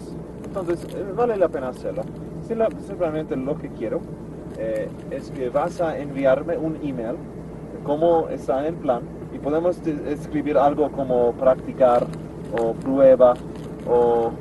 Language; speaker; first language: Spanish; non-native, fluent; English